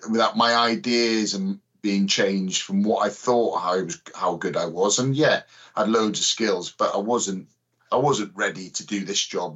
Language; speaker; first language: English; native; English